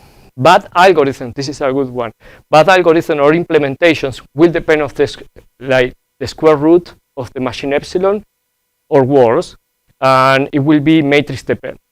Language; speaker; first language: English; non-native, fluent; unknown